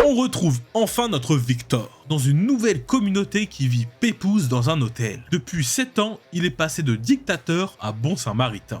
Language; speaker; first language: French; native; French